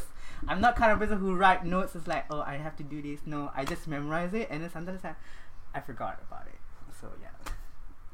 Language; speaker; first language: English; non-native, local second language; Malay